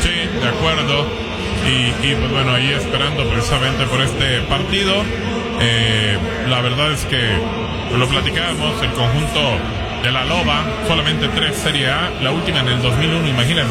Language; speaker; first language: Spanish; native; Spanish